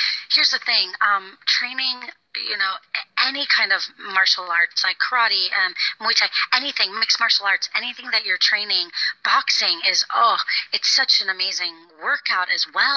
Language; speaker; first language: English; native; English